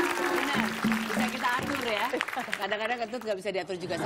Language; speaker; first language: Indonesian; native; Indonesian